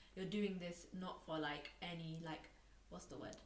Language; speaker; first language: English; native; English